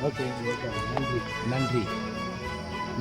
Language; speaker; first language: English; non-native, learner; Sundanese